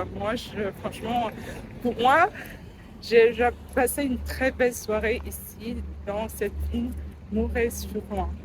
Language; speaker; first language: French; non-native, learner; Vietnamese